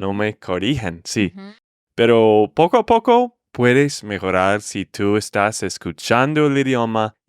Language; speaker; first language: Spanish; non-native, fluent; English